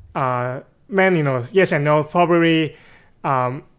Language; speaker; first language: English; non-native, local second language; Cantonese